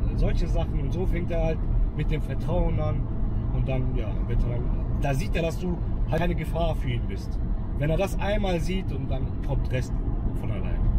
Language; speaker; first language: German; early bilingual, other home language; Turkish